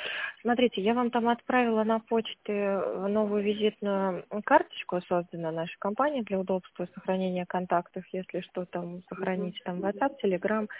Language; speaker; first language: Russian; native; Russian